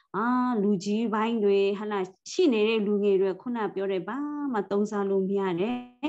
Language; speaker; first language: Burmese; non-native, local second language; Kachin